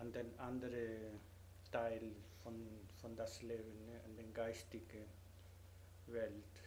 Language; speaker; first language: German; non-native, learner; Spanish